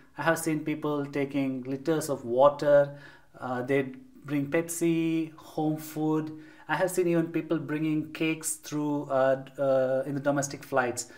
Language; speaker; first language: English; non-native, local second language; Malayalam